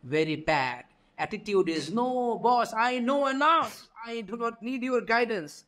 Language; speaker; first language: English; non-native, local second language; Bangla